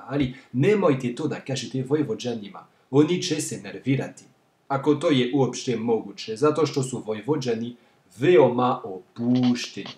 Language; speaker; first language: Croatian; non-native, fluent; French